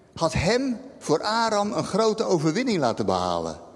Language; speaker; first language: Dutch; native; Dutch